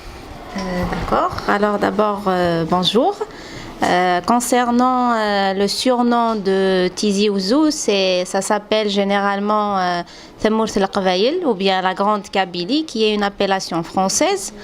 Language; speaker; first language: French; non-native, local second language; Kabyle